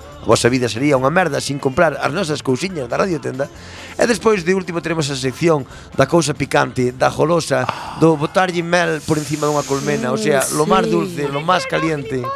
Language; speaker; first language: Galician; non-native, local second language; Spanish